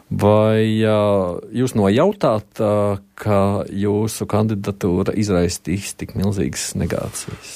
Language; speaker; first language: Latvian; native; Latvian